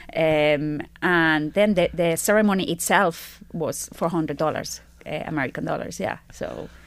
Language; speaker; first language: English; non-native, fluent; Spanish